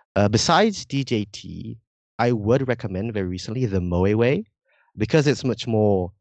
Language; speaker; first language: English; non-native, fluent; Indonesian